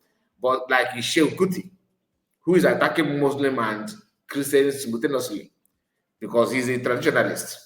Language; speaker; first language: English; non-native, local second language; Igbo